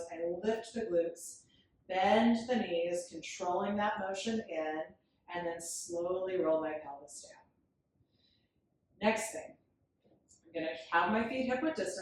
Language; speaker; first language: English; native; English